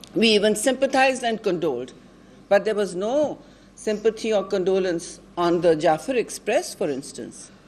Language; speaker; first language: English; non-native, local second language; Urdu